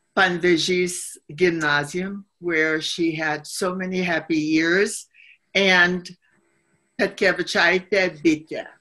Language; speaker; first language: English; native; English